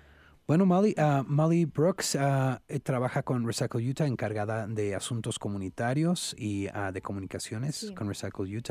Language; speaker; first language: Spanish; native; Spanish